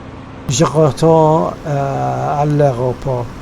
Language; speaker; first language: French; non-native, learner; English